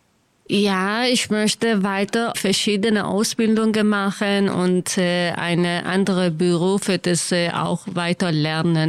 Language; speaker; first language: German; non-native, learner; Kurdish